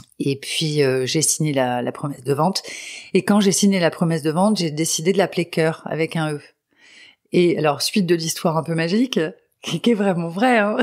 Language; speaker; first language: French; non-native, local second language; Arabic